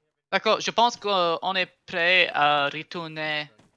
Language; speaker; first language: French; non-native, learner; English